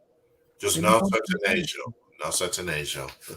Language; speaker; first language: English; native; English